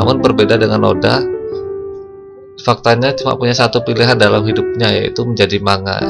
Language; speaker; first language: Indonesian; native; Indonesian